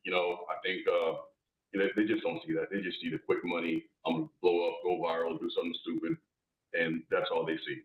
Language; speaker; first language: English; native; English